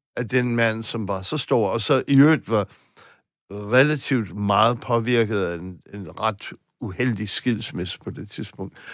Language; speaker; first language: Danish; non-native, fluent; English